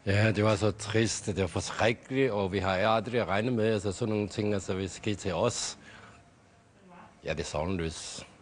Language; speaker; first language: Danish; non-native, fluent; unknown